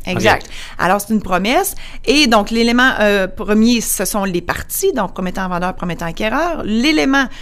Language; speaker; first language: French; native; French